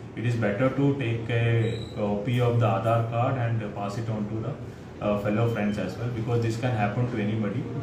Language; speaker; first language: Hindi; non-native, local second language; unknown